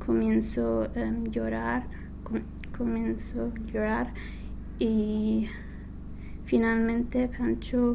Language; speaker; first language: Spanish; non-native, learner; English